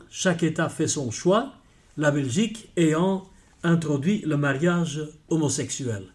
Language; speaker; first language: French; non-native, local second language; Dutch